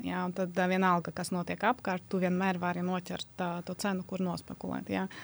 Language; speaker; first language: Latvian; non-native, local second language; Russian